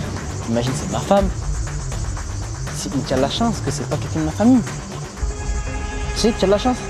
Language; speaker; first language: French; native; French